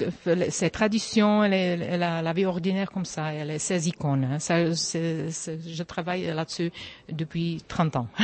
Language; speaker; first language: French; non-native, fluent; Czech